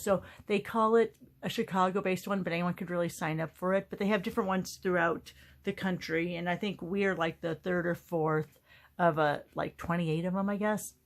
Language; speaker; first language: English; native; English